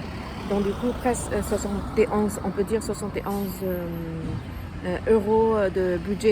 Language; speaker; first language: French; non-native, learner; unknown